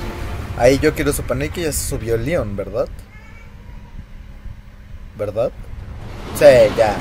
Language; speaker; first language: Spanish; native; Spanish